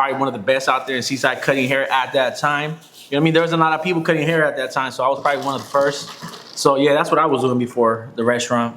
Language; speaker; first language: English; native; English